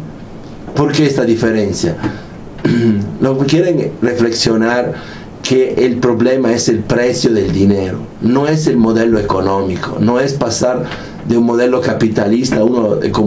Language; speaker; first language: Spanish; non-native, fluent; Italian